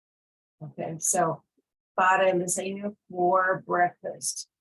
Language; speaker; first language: Spanish; non-native, fluent; English